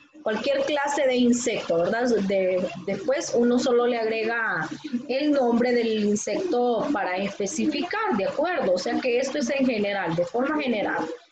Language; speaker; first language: Spanish; native; Spanish